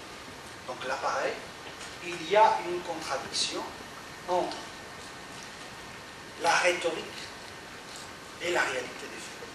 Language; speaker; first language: French; native; French